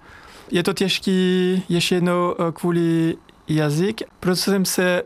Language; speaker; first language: Czech; non-native, learner; French